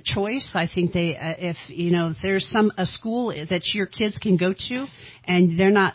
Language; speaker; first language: English; native; English